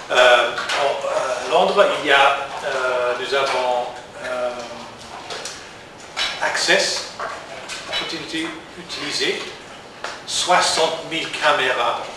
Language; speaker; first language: French; non-native, learner; English